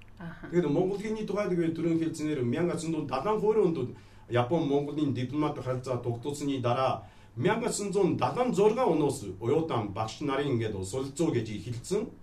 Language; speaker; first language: Mongolian; non-native, fluent; Japanese